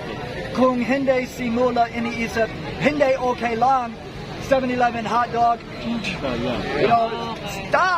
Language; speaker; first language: Filipino; non-native, learner; English